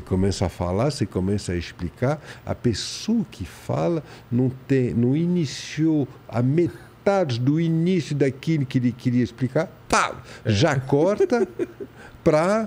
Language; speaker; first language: Portuguese; non-native, fluent; French